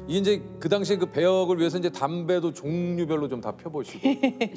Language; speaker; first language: Korean; native; Korean